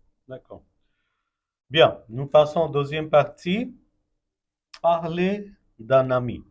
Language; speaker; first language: French; non-native, fluent; Bangla